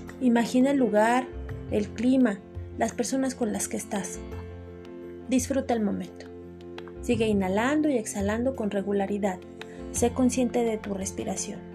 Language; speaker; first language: Spanish; native; Spanish